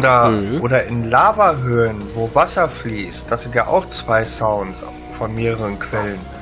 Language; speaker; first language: German; native; German